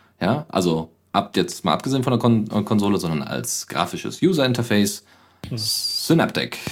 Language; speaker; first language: German; native; German